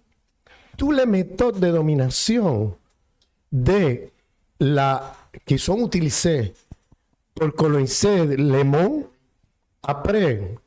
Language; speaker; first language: French; non-native, fluent; Spanish